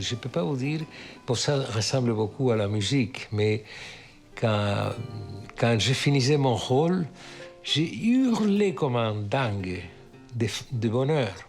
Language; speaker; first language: French; non-native, fluent; Spanish